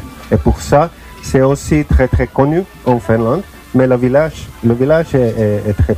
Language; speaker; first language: French; non-native, learner; Finnish